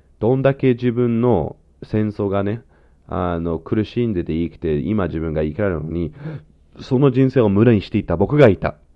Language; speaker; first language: Japanese; non-native, fluent; English